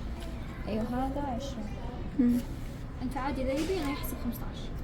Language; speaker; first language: Arabic; non-native, learner; Bangla